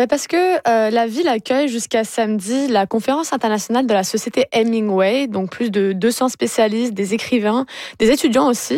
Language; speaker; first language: French; native; French